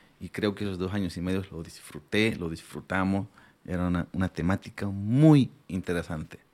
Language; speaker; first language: Spanish; non-native, local second language; Aymara